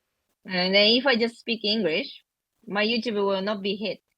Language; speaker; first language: English; non-native, learner; Japanese